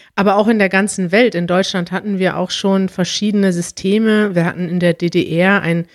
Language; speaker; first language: German; native; German